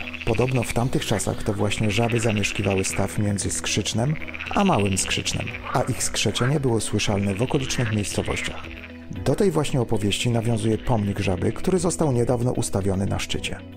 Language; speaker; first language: Polish; native; Polish